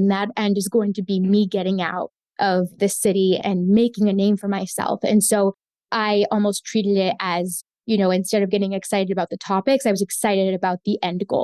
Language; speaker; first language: English; early bilingual, other home language; Spanish